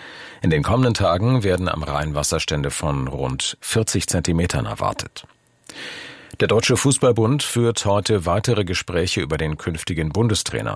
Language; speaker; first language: German; native; German